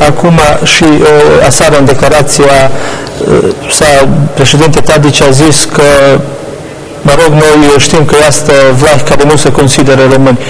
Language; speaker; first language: Romanian; early bilingual, heritage; Romanian